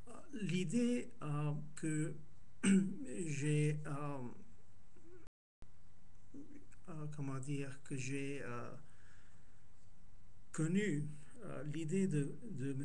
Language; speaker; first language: French; non-native, fluent; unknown